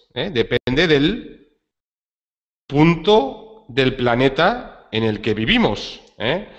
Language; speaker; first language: Spanish; native; Spanish